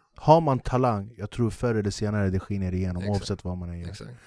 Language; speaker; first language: Swedish; native; Swedish